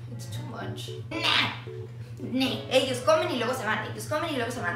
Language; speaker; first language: Spanish; early bilingual, heritage; Spanish